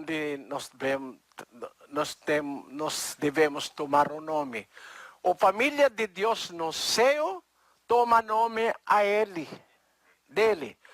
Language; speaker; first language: Portuguese; non-native, learner; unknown